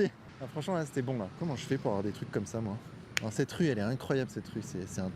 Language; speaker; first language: French; native; French